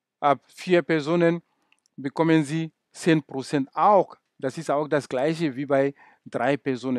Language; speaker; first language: German; non-native, fluent; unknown